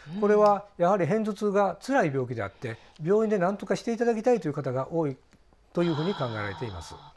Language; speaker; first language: Japanese; native; Japanese